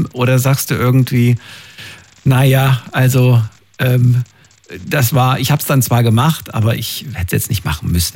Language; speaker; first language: German; native; German